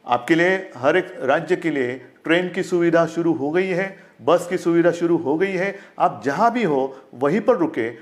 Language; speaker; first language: Hindi; non-native, local second language; Marathi